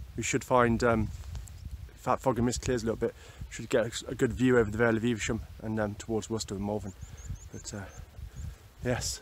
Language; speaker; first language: English; native; English